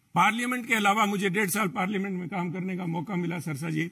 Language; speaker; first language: Hindi; native; Hindi